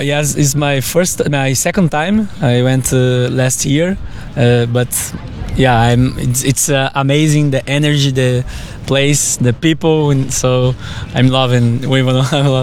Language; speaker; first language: English; non-native, fluent; Portuguese